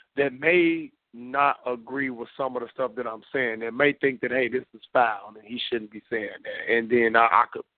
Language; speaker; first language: English; native; English